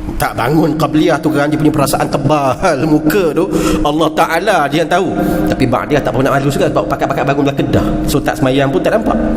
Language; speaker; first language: Malay; native; Malay